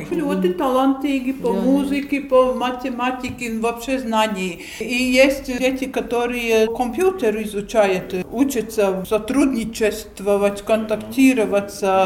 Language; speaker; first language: Russian; non-native, local second language; Latvian